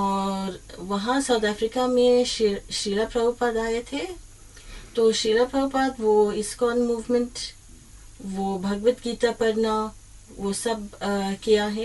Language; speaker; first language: Hindi; early bilingual, heritage; English